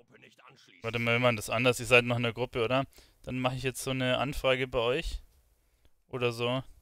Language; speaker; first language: German; native; German